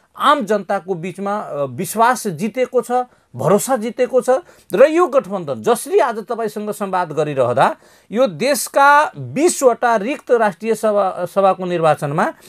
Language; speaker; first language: Nepali; non-native, local second language; Maithili